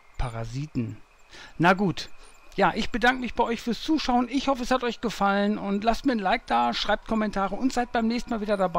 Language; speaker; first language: German; native; German